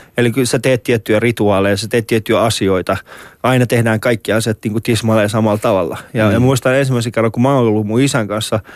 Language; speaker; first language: Finnish; early bilingual, other home language; Persian